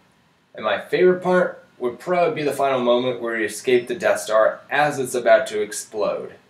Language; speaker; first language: English; native; English